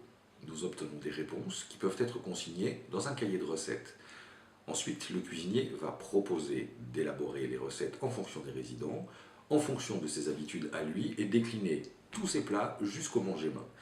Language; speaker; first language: French; native; French